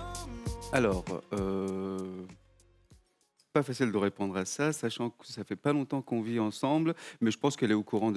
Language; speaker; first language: French; native; French